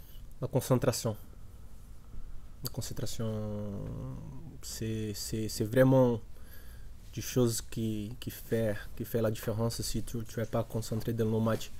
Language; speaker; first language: French; non-native, learner; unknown